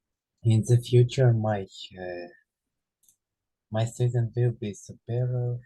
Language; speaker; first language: English; non-native, learner; Ukrainian